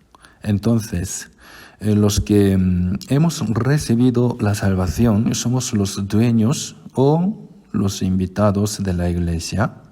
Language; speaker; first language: Spanish; non-native, fluent; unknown